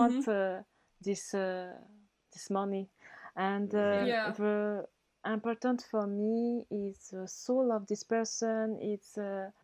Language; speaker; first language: English; non-native, learner; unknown